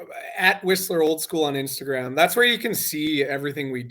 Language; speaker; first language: English; native; English